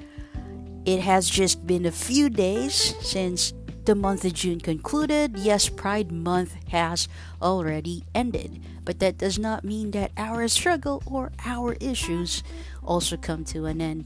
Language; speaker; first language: English; non-native, local second language; Filipino